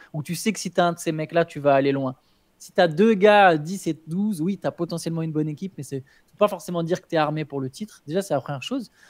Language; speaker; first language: French; native; French